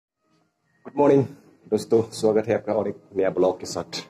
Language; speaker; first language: Hindi; non-native, local second language; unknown